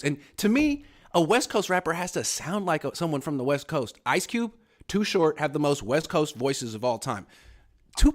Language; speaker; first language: English; native; English